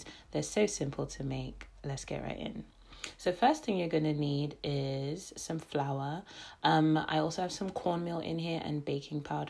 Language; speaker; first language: English; native; English